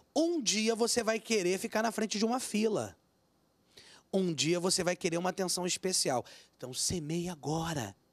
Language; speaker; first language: Portuguese; native; Portuguese